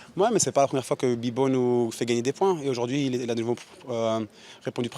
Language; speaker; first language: French; native; French